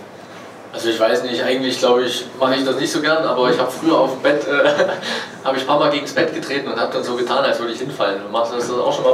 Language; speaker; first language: German; native; German